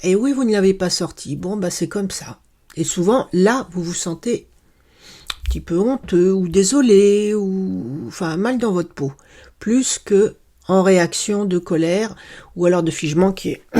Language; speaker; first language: French; native; French